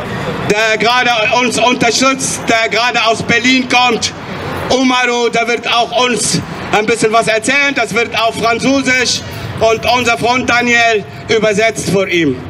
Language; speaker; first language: German; non-native, fluent; Arabic